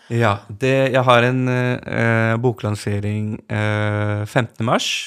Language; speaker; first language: Norwegian; early bilingual, other home language; Urdu